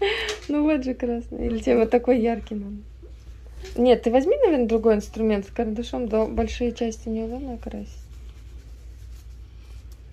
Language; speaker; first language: Russian; native; Russian